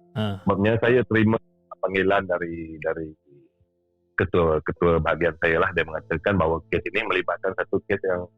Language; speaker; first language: Malay; native; Malay